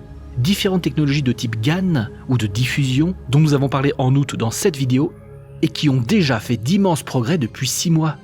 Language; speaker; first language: French; native; French